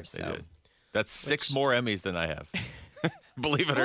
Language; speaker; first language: English; native; English